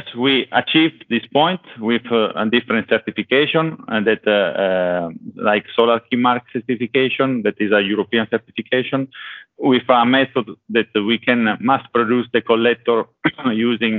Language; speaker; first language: English; non-native, fluent; Italian